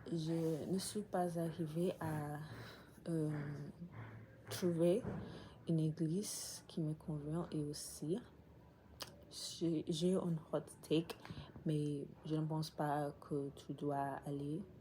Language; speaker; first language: French; non-native, learner; English